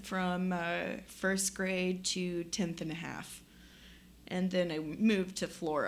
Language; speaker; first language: English; native; English